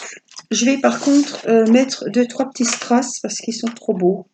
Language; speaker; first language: French; native; French